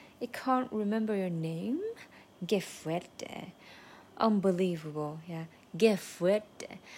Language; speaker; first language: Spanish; non-native, learner; Chinese